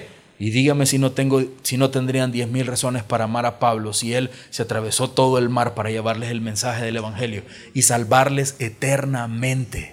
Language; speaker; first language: Spanish; native; Spanish